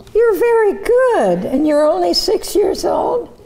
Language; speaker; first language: English; native; English